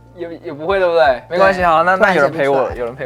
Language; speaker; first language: Chinese; native; Chinese